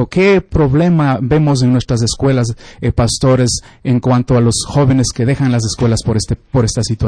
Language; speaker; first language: Spanish; native; Spanish